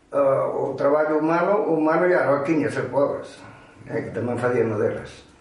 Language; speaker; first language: Galician; native; Galician